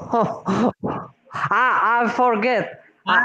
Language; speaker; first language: English; non-native, learner; Spanish